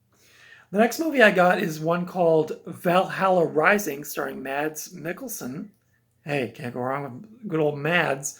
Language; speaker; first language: English; native; English